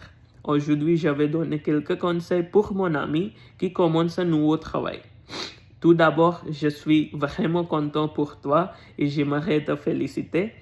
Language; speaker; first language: French; non-native, learner; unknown